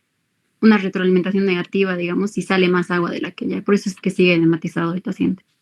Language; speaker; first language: Spanish; native; Spanish